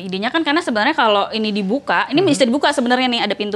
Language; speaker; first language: Indonesian; native; Indonesian